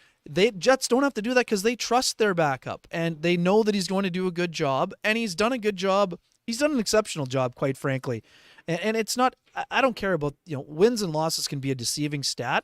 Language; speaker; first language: English; native; English